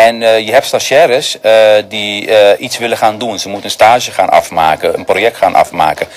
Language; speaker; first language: Dutch; non-native, fluent; Spanish